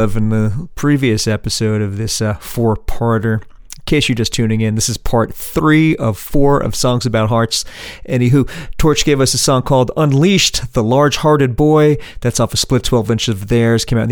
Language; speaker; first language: English; native; English